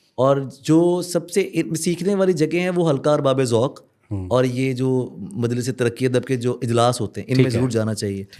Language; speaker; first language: Urdu; non-native, local second language; Punjabi